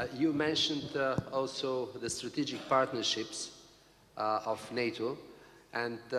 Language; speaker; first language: English; non-native, fluent; Bulgarian